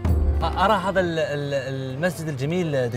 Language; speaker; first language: Arabic; native; Arabic